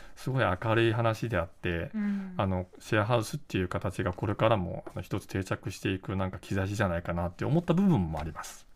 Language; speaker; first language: Japanese; native; Japanese